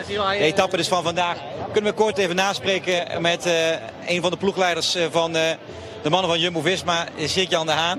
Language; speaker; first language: Dutch; native; Dutch